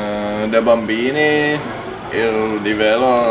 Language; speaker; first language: Italian; non-native, fluent; Czech